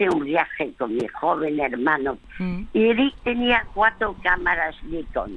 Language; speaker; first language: Spanish; early bilingual, other home language; French